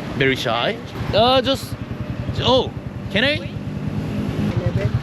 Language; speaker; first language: English; non-native, learner; Korean